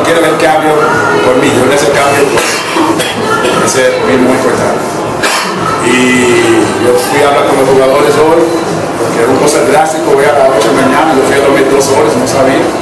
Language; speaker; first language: Spanish; non-native, learner; English